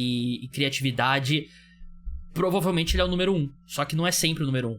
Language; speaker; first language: Portuguese; native; Portuguese